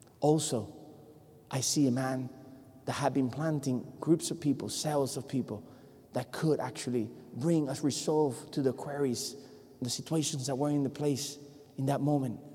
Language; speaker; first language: English; non-native, fluent; Spanish